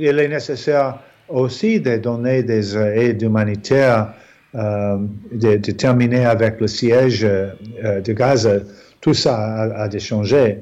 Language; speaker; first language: French; non-native, fluent; English